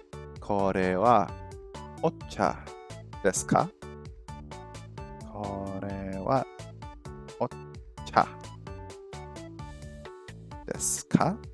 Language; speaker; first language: Japanese; non-native, learner; English